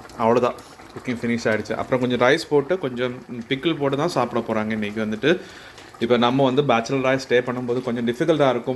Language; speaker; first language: Tamil; non-native, learner; Malayalam